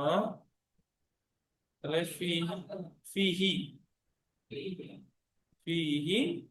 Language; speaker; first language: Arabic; non-native, fluent; Bangla